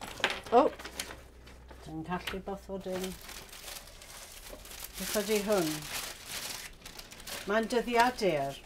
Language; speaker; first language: Welsh; non-native, learner; English